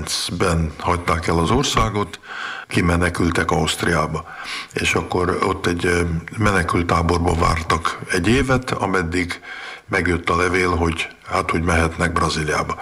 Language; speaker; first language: Hungarian; early bilingual, heritage; Hungarian